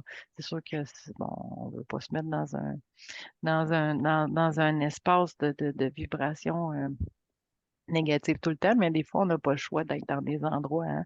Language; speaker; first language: French; native; French